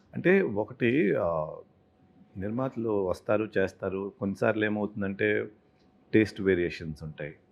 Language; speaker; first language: Telugu; native; Telugu